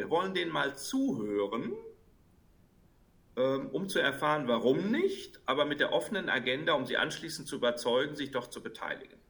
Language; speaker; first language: German; native; German